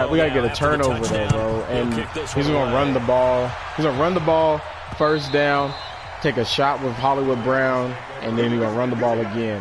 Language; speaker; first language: English; native; English